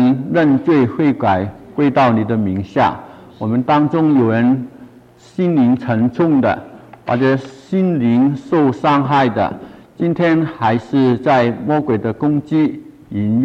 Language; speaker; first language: Chinese; non-native, local second language; Cantonese